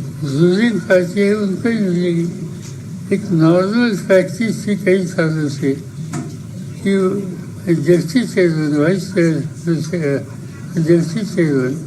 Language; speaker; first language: Hindi; non-native, local second language; Marathi